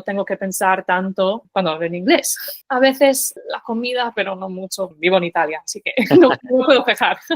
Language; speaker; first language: Spanish; non-native, fluent; English